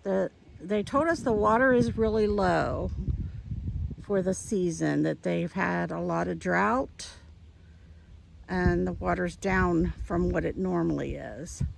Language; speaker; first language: English; native; English